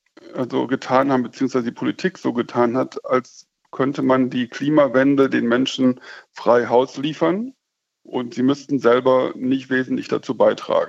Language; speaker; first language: German; native; German